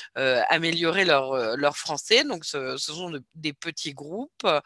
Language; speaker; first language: French; native; French